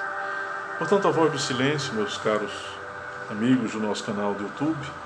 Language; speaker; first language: Portuguese; native; Portuguese